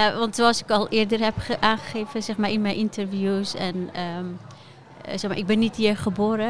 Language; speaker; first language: Dutch; non-native, fluent; Persian